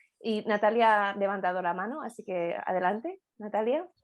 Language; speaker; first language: Spanish; native; Spanish